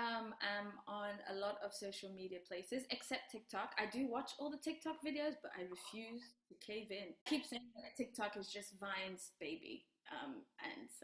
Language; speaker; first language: English; non-native, local second language; Kinyarwanda